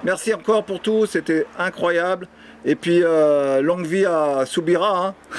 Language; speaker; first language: French; native; French